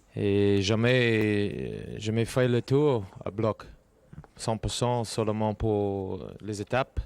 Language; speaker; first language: French; non-native, learner; English